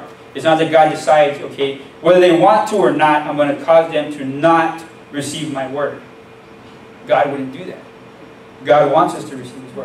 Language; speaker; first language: English; native; English